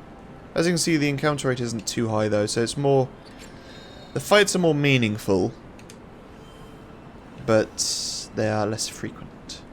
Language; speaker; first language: English; native; English